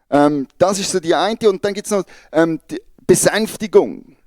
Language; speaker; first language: German; native; German